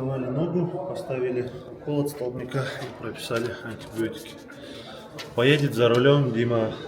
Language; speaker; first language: Russian; native; Russian